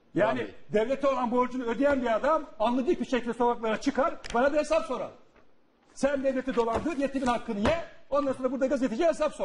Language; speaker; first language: Turkish; native; Turkish